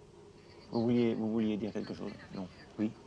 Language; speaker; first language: French; native; French